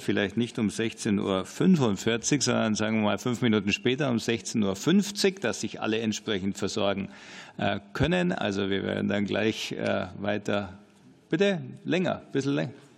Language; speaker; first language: German; native; German